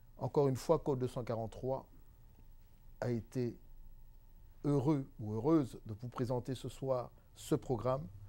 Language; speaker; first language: French; non-native, local second language; Lingala